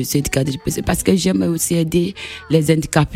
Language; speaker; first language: French; non-native, local second language; Mandingo